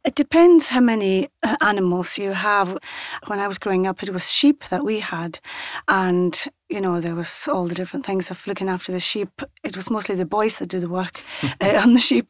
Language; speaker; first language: English; non-native, local second language; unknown